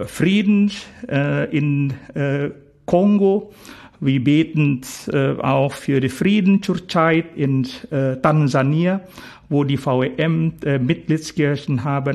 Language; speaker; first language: German; non-native, fluent; Indonesian